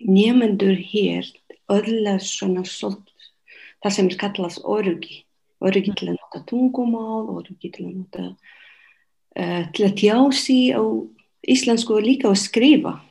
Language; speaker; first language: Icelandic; non-native, fluent; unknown